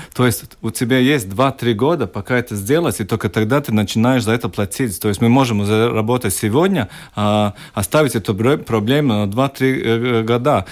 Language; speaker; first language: Russian; non-native, local second language; Latvian